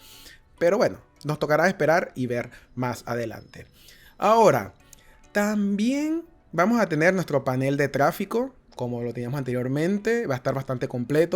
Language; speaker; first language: Spanish; native; Spanish